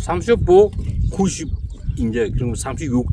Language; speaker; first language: Korean; non-native, learner; Mongolian